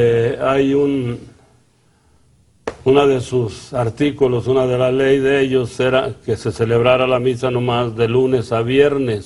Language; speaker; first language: Spanish; native; Spanish